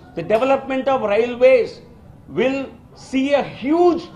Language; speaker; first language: English; non-native, local second language; Telugu